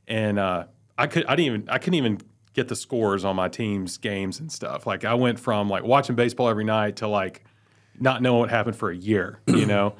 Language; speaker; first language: English; native; English